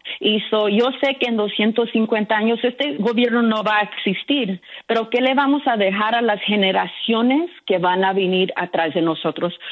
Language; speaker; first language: Spanish; early bilingual, heritage; Spanish